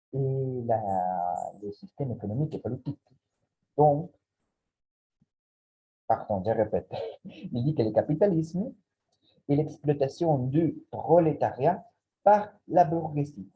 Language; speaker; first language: French; non-native, learner; Spanish